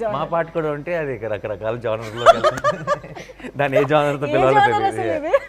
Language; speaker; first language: Telugu; native; Telugu